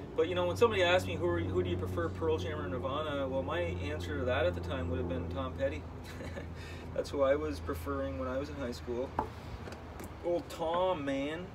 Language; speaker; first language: English; native; English